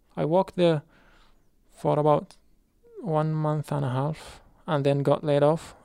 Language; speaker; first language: English; non-native, fluent; Arabic